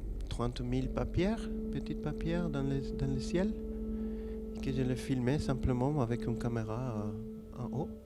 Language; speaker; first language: French; non-native, fluent; Spanish